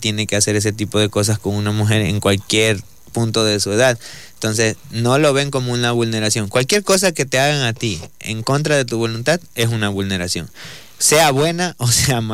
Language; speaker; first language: Spanish; native; Spanish